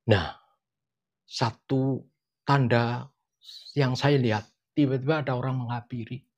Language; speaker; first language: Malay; non-native, local second language; Javanese